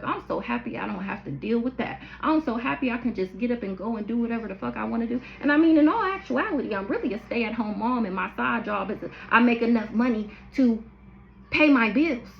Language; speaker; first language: English; native; English